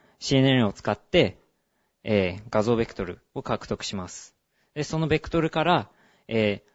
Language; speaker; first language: Japanese; early bilingual, heritage; Japanese